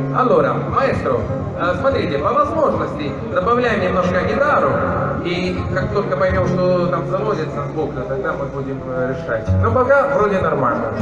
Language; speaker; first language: Russian; non-native, fluent; Italian